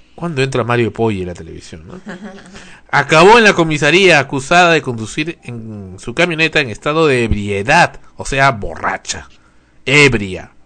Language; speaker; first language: Spanish; native; Spanish